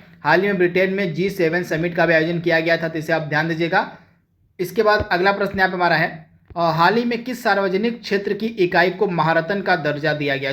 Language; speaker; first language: Hindi; native; Hindi